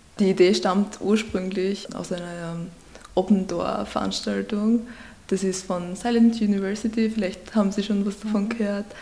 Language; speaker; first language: German; early bilingual, other home language; Persian